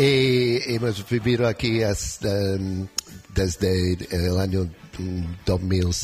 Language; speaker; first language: Spanish; non-native, learner; English